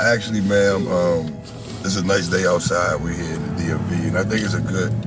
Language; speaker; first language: English; native; English